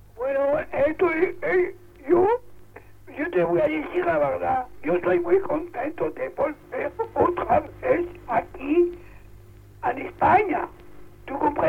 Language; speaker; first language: Spanish; non-native, local second language; Catalan